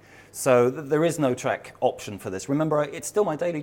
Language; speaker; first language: English; native; English